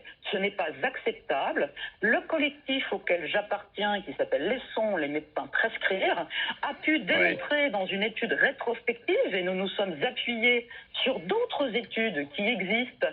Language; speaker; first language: French; native; French